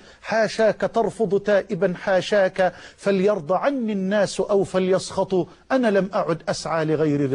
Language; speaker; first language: Arabic; native; Arabic